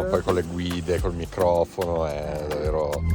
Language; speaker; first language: Italian; native; Italian